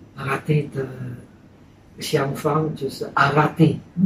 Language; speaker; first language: Chinese; non-native, fluent; Czech